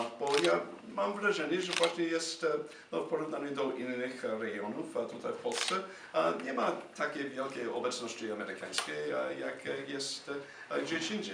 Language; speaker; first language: Polish; non-native, fluent; English